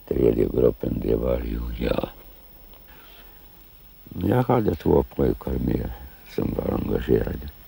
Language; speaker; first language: Swedish; non-native, fluent; Lithuanian